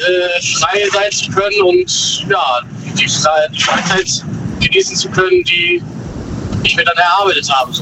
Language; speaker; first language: German; native; German